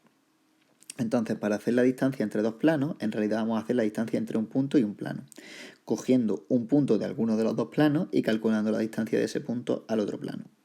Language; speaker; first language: Spanish; native; Spanish